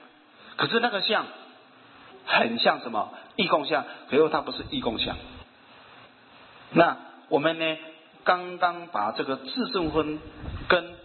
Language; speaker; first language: Chinese; native; Chinese